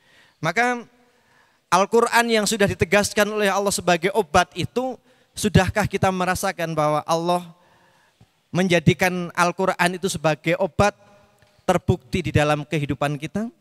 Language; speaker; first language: Indonesian; native; Indonesian